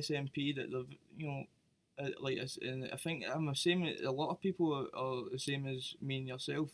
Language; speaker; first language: English; native; English